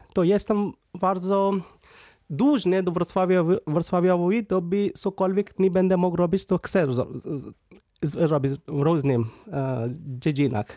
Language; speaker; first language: Polish; non-native, fluent; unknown